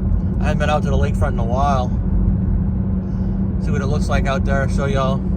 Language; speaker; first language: English; native; English